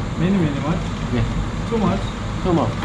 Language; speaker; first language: English; non-native, fluent; Turkish